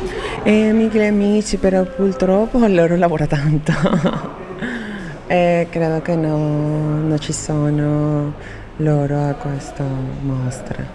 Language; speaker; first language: Italian; non-native, fluent; Spanish